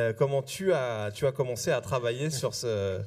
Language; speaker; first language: French; native; French